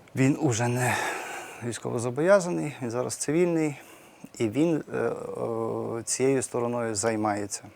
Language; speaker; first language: Ukrainian; native; Ukrainian